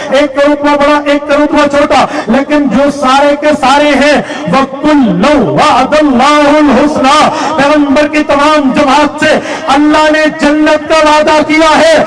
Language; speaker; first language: Urdu; non-native, local second language; Saraiki